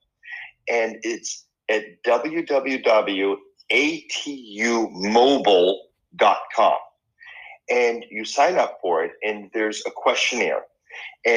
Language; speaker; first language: English; early bilingual, other home language; Spanish